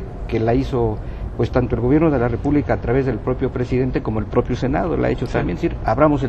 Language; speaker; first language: Spanish; native; Spanish